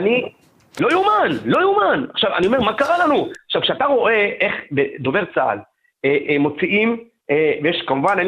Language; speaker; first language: Hebrew; native; Hebrew